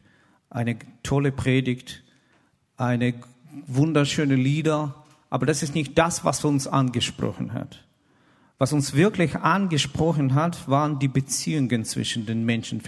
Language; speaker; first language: German; non-native, fluent; Russian